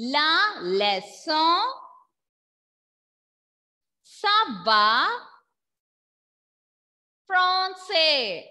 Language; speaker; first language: French; non-native, fluent; Malayalam